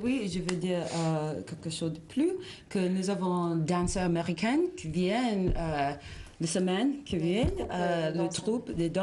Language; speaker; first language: French; non-native, learner; English